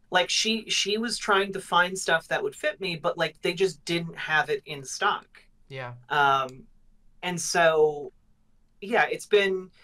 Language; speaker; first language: English; native; English